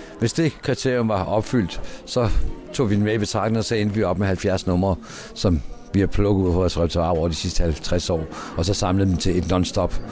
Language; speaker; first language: Danish; native; Danish